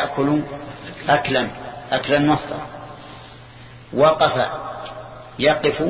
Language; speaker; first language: Arabic; native; Arabic